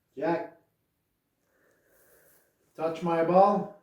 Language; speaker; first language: English; non-native, learner; French